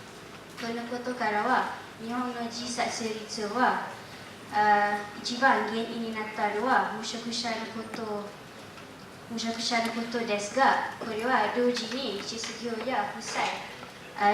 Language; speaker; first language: Japanese; non-native, learner; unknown